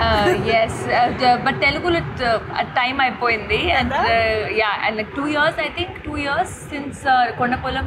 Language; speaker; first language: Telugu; non-native, fluent; Hindi